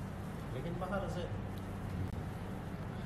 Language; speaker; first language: Arabic; non-native, learner; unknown